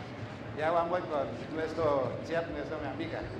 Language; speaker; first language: Spanish; non-native, learner; Thai